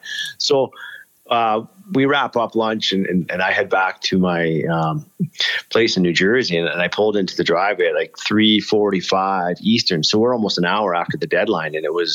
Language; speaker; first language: English; native; English